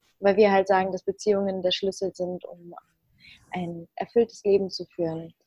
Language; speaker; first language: German; early bilingual, other home language; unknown